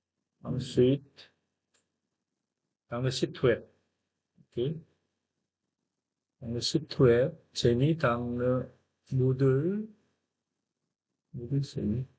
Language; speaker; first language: French; non-native, fluent; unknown